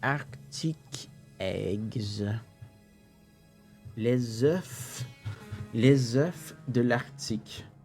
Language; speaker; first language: French; non-native, local second language; English